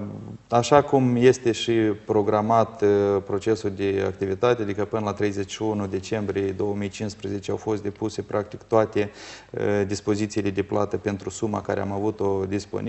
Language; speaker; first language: Romanian; native; Romanian